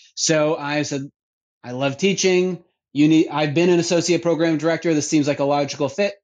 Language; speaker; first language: English; native; English